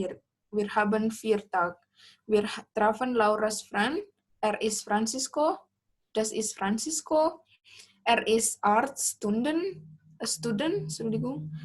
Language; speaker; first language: German; non-native, learner; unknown